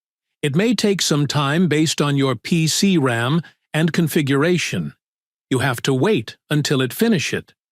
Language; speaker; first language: English; non-native, local second language; Bangla